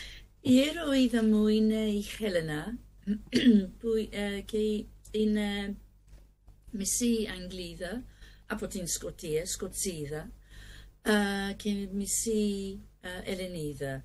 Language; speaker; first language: Greek; non-native, learner; English